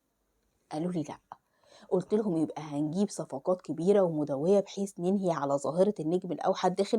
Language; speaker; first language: Arabic; native; Arabic